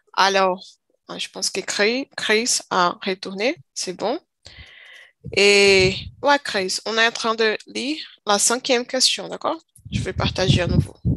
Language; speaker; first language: French; non-native, learner; Portuguese